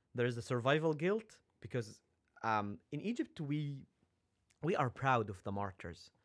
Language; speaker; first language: English; non-native, fluent; Arabic